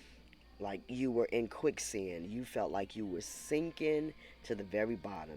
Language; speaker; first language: English; native; English